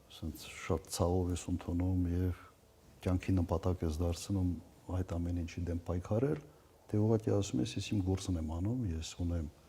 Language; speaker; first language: Armenian; native; Armenian